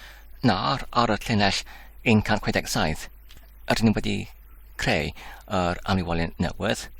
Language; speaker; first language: Welsh; non-native, learner; English